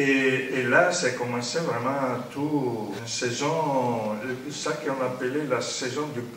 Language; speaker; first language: French; non-native, fluent; Italian